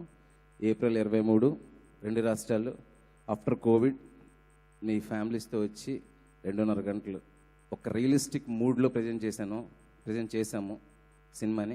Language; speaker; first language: Telugu; native; Telugu